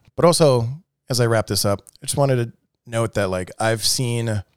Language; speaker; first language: English; native; English